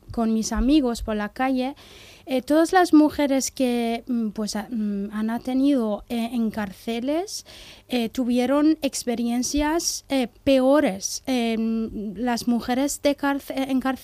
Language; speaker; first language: Spanish; non-native, fluent; Persian